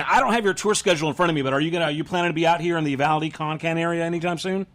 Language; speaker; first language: English; native; English